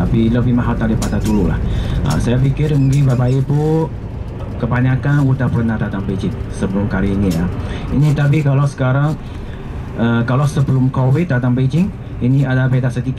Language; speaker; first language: Indonesian; non-native, fluent; Chinese